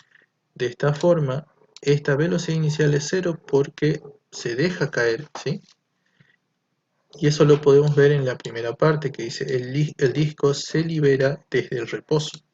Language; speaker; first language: Spanish; native; Spanish